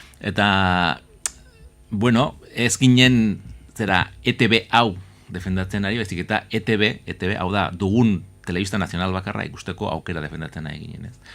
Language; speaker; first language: Basque; native; Basque